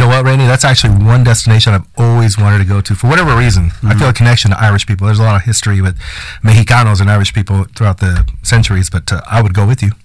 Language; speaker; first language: English; early bilingual, other home language; Spanish